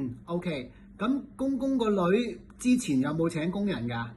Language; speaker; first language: Cantonese; native; Cantonese